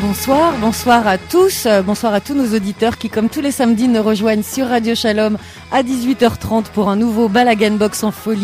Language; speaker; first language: French; native; French